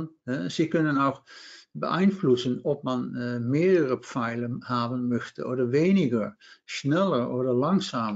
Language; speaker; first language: German; non-native, fluent; Dutch